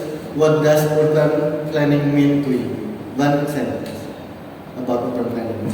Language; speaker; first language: English; non-native, learner; Indonesian